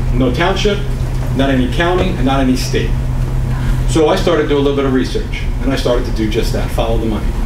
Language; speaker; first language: English; native; English